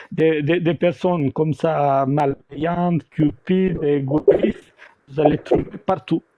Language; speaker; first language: French; non-native, fluent; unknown